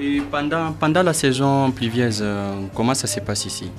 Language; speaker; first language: French; non-native, local second language; Swahili